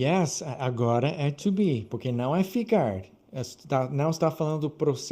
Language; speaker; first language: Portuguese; non-native, fluent; English